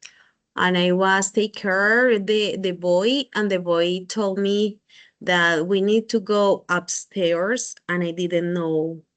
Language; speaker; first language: English; non-native, learner; Spanish